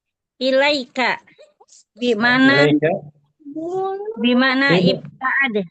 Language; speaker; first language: Arabic; non-native, learner; Indonesian